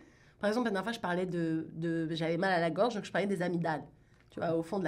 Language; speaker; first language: French; native; French